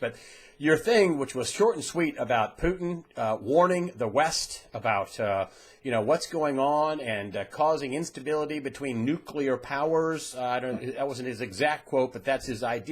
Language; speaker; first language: English; native; English